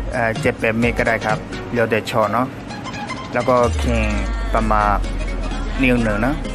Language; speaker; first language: Thai; non-native, fluent; Burmese